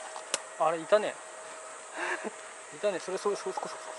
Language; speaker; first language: Japanese; native; Japanese